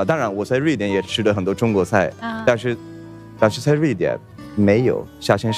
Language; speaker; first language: Chinese; non-native, fluent; Swedish